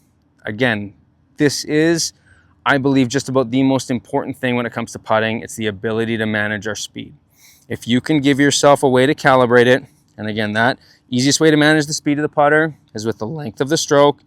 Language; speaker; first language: English; native; English